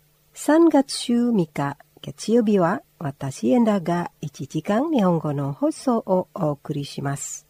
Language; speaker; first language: Japanese; non-native, fluent; Indonesian